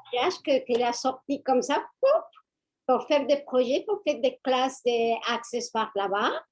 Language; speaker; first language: French; non-native, fluent; Spanish